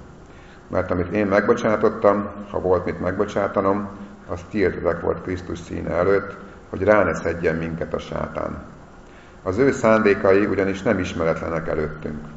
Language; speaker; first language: Hungarian; native; Hungarian